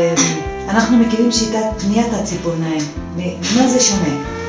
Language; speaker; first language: Hebrew; native; Hebrew